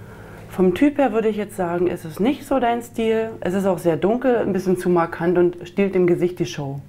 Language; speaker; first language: German; native; German